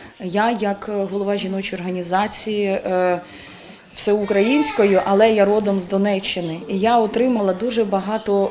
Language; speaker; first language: Ukrainian; non-native, local second language; Russian